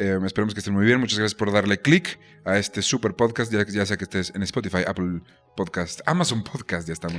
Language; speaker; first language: Spanish; native; Spanish